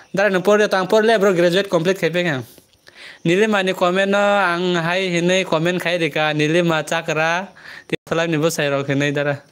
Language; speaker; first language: Hindi; non-native, local second language; Kok Borok